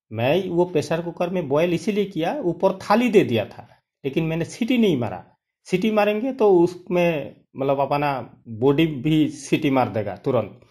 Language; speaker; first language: Hindi; non-native, local second language; Bangla